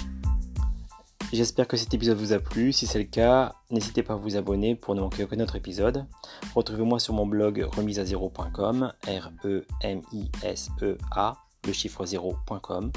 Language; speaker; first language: French; native; French